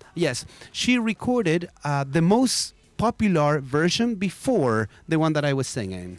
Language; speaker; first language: English; non-native, fluent; Spanish